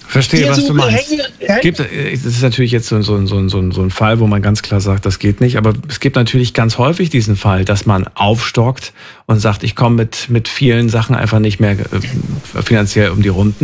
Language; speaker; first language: German; native; German